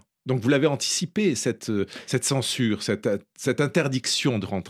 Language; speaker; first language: French; native; French